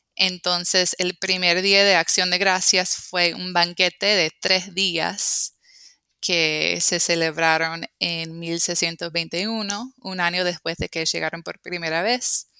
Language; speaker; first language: Spanish; non-native, fluent; English